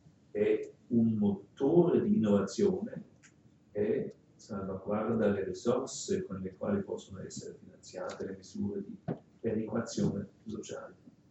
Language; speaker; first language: Italian; non-native, fluent; German